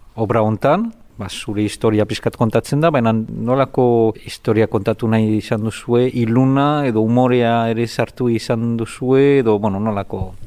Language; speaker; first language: Basque; native; Basque